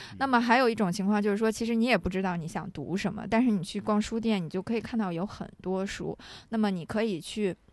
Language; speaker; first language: Chinese; native; Chinese